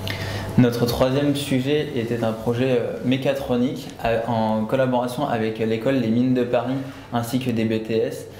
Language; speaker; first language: French; native; French